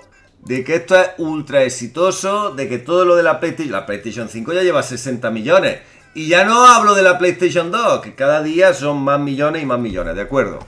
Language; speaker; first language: Spanish; native; Spanish